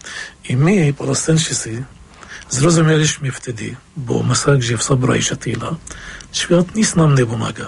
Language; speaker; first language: Polish; non-native, fluent; Arabic